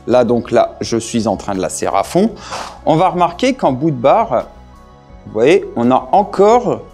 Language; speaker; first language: French; native; French